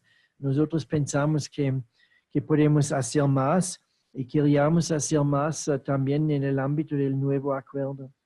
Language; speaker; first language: Spanish; non-native, fluent; German